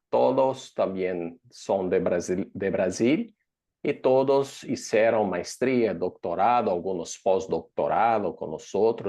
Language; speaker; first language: Spanish; non-native, fluent; Portuguese